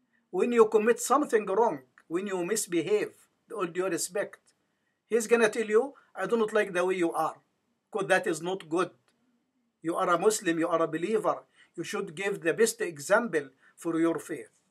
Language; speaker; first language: English; non-native, fluent; Arabic